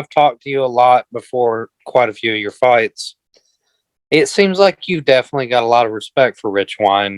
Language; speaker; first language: English; native; English